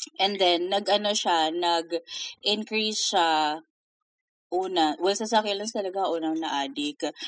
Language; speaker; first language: Filipino; native; Filipino